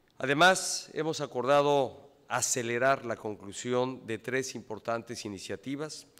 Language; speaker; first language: Spanish; native; Spanish